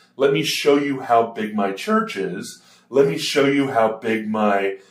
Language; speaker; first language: English; native; English